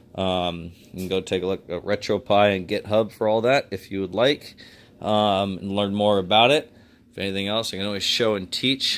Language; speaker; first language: English; native; English